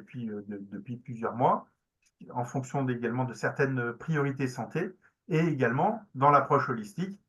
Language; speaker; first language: French; native; French